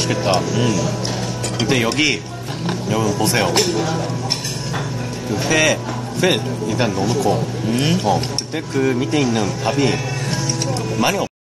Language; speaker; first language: Korean; non-native, fluent; Japanese